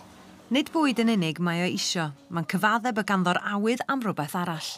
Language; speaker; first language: Welsh; native; Welsh